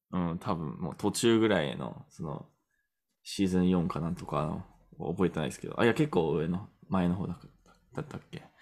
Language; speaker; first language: Japanese; non-native, fluent; English